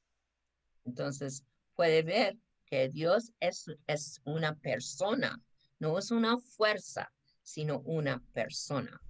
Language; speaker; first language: Spanish; non-native, fluent; English